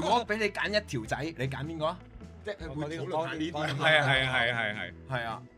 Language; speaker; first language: Cantonese; native; Cantonese